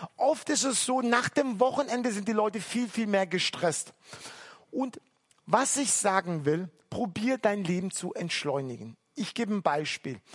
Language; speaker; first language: German; early bilingual, other home language; Turkish